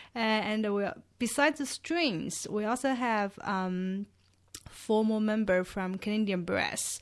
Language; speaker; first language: English; non-native, fluent; Chinese